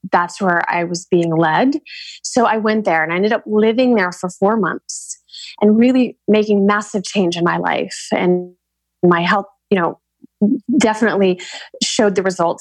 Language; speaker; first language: English; native; English